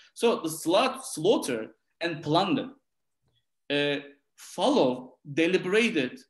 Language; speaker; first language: English; non-native, fluent; Turkish